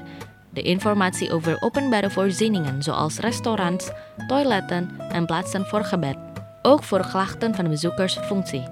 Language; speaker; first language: Dutch; non-native, learner; Indonesian